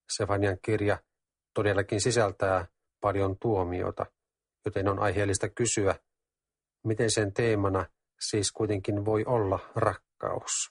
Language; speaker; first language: Finnish; native; Finnish